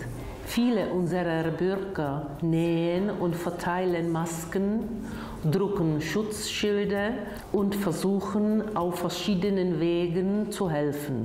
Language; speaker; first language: German; non-native, fluent; Czech